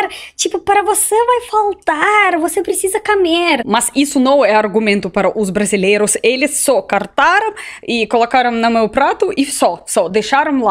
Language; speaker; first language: Portuguese; non-native, learner; Russian